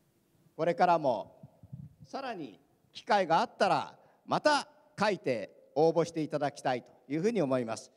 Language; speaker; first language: Japanese; native; Japanese